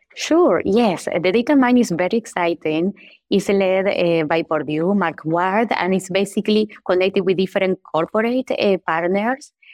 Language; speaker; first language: English; non-native, fluent; Spanish